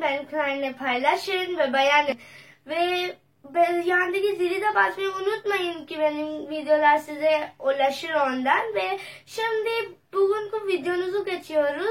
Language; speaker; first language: Turkish; non-native, learner; Urdu